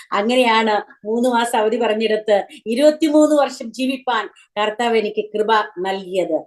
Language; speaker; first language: Malayalam; native; Malayalam